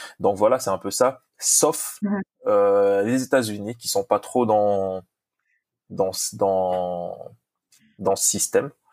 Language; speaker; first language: French; non-native, local second language; Lingala